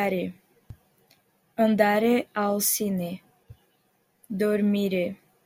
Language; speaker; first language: Italian; non-native, learner; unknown